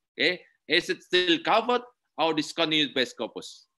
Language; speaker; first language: English; non-native, learner; Indonesian